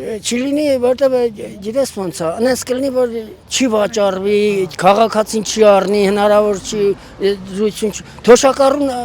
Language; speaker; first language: Armenian; native; Armenian